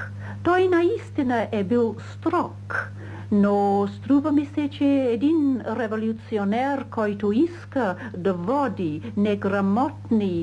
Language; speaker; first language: Bulgarian; non-native, fluent; English